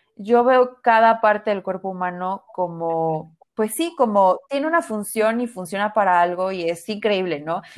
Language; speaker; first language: Spanish; native; Spanish